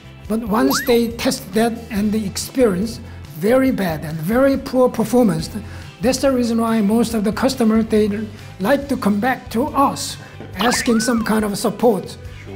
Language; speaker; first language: English; non-native, fluent; Korean